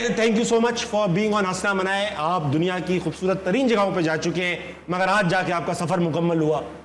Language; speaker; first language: Urdu; native; Urdu